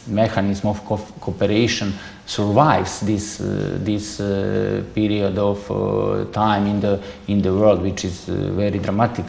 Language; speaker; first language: English; non-native, fluent; Serbian